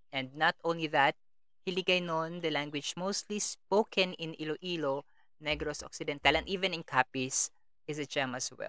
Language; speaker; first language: English; non-native, local second language; Kinaray-a